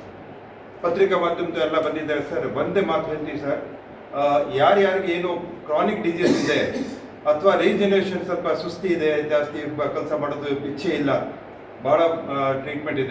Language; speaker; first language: Kannada; non-native, local second language; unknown